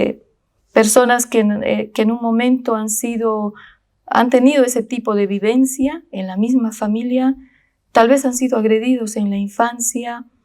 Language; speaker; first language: Spanish; native; Spanish